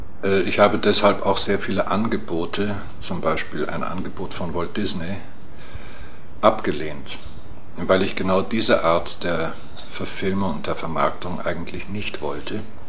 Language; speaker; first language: German; native; German